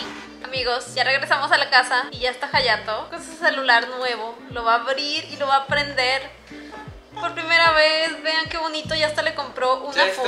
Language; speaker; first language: Spanish; native; Spanish